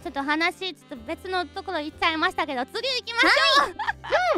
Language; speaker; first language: Japanese; non-native, fluent; German